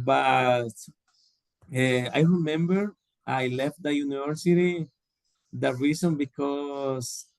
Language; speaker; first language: English; non-native, learner; Spanish